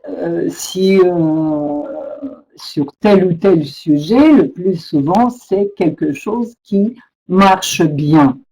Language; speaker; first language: French; non-native, fluent; Russian